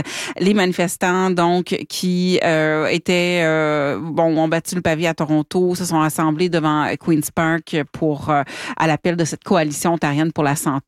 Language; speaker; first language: French; native; French